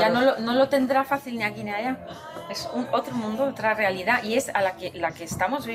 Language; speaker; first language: Spanish; native; Spanish